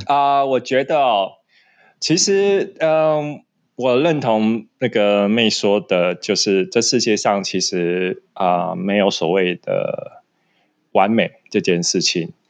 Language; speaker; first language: Chinese; native; Chinese